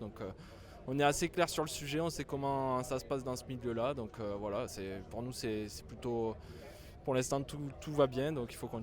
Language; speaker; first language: French; native; French